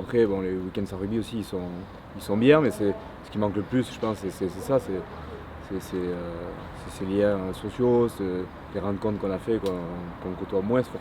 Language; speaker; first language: French; native; French